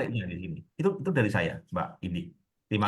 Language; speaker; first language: Indonesian; native; Indonesian